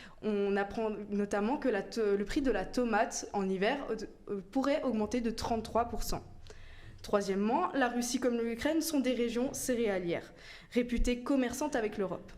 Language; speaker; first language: French; native; French